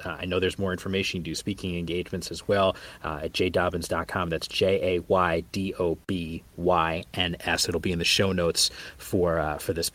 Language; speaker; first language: English; native; English